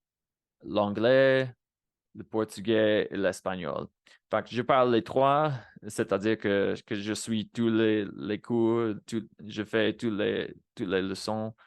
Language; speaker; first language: French; non-native, fluent; Spanish